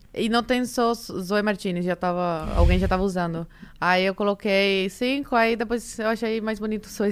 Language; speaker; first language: Portuguese; early bilingual, other home language; Spanish